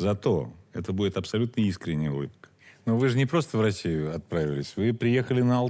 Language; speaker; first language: Russian; native; Russian